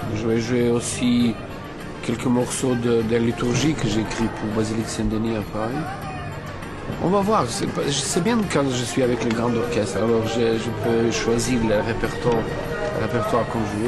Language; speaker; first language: French; non-native, fluent; Serbian